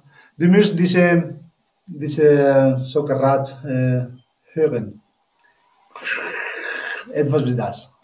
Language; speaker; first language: German; non-native, learner; Spanish